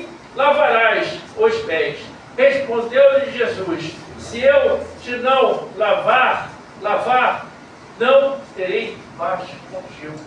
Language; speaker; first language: Portuguese; native; Portuguese